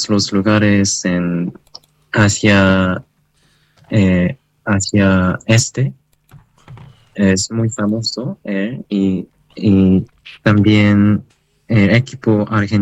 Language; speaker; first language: Spanish; non-native, learner; Chinese